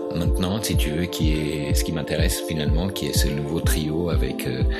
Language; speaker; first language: French; non-native, fluent; Spanish